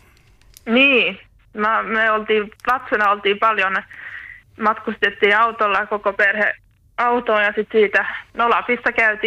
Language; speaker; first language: Finnish; native; Finnish